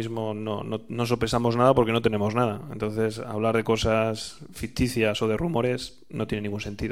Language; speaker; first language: Spanish; native; Spanish